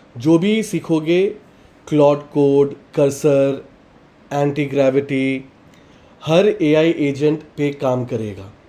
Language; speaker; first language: Hindi; native; Hindi